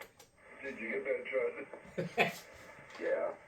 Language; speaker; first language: English; native; English